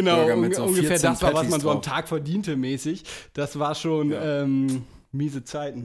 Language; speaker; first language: German; native; German